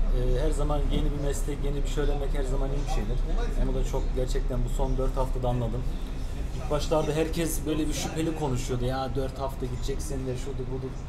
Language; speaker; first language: Turkish; early bilingual, heritage; Turkish